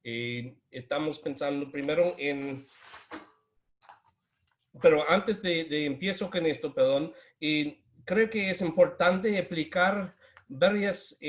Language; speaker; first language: Spanish; non-native, fluent; English